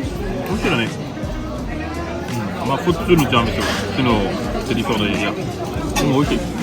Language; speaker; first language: Japanese; non-native, learner; French